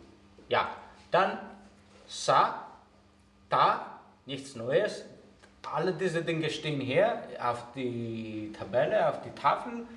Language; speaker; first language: German; non-native, fluent; Greek